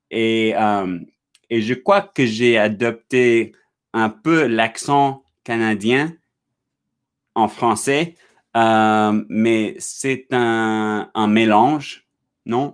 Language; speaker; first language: French; non-native, learner; English